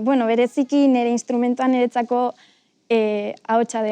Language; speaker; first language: Basque; non-native, local second language; Spanish